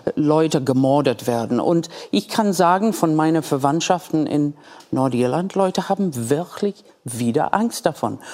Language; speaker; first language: German; non-native, fluent; English